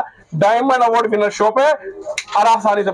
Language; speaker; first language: Hindi; native; Hindi